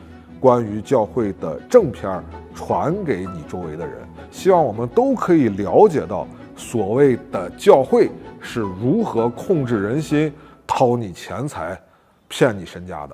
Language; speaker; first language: Chinese; native; Chinese